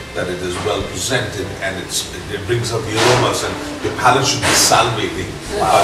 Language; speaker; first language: English; non-native, local second language; Punjabi